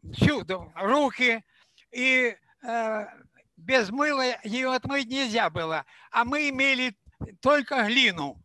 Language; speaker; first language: Russian; non-native, local second language; Ukrainian